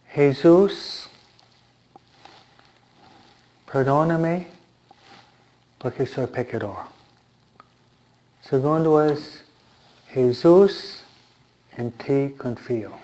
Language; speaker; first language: Spanish; non-native, fluent; Italian